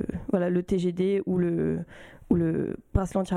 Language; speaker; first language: French; native; French